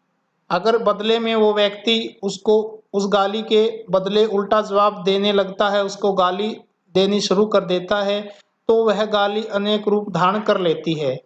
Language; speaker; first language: Hindi; native; Hindi